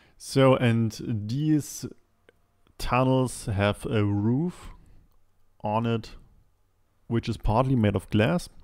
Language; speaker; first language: English; non-native, fluent; German